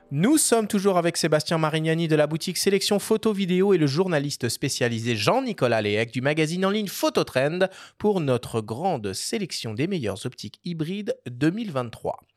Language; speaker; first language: French; native; French